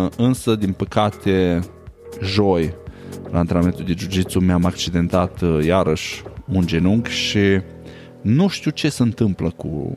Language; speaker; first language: Romanian; native; Romanian